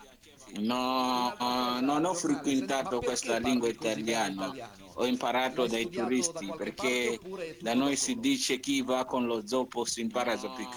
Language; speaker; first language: Italian; non-native, learner; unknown